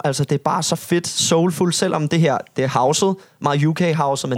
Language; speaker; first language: Danish; native; Danish